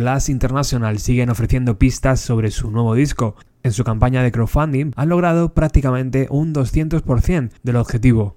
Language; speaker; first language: Spanish; native; Spanish